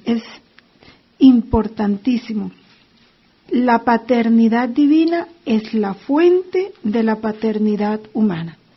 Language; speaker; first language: Spanish; native; Spanish